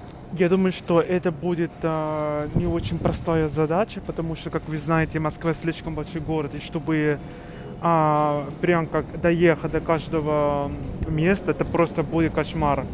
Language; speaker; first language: Russian; non-native, fluent; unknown